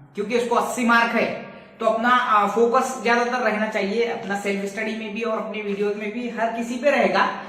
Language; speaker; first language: Hindi; native; Hindi